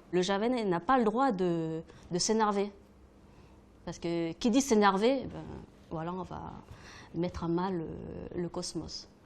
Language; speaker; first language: French; native; French